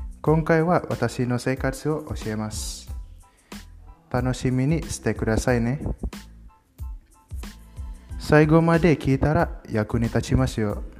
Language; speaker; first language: Japanese; non-native, learner; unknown